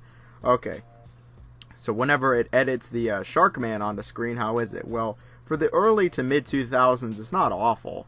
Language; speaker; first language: English; native; English